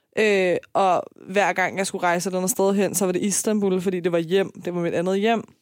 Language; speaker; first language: Danish; early bilingual, other home language; Persian